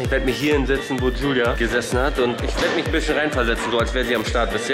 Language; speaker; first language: German; native; German